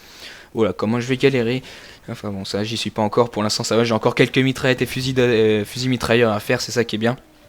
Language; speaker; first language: French; native; French